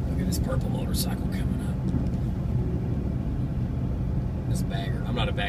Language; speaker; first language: English; native; English